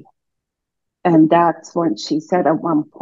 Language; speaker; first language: English; non-native, fluent; Swiss German